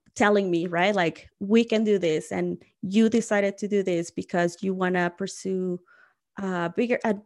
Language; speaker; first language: English; non-native, fluent; Spanish